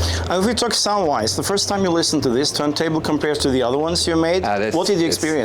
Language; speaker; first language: English; non-native, fluent; Norwegian